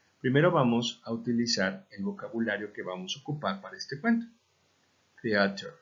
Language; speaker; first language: Spanish; native; Spanish